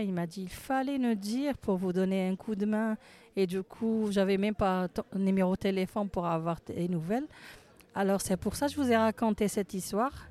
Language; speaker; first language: French; non-native, fluent; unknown